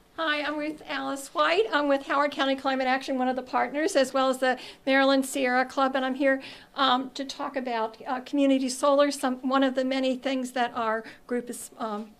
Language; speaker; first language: English; native; English